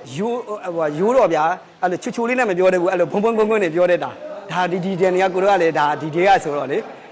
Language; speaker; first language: Burmese; non-native, local second language; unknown